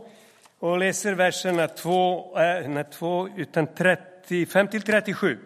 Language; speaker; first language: Swedish; non-native, fluent; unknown